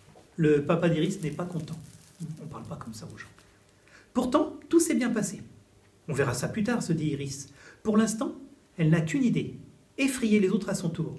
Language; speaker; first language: French; native; French